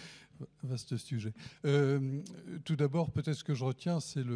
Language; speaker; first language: French; native; French